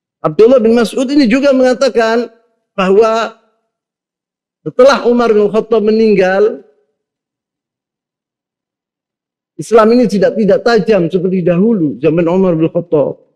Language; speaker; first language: Indonesian; native; Indonesian